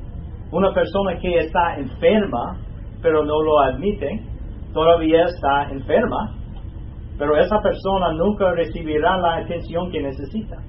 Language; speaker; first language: Spanish; non-native, fluent; English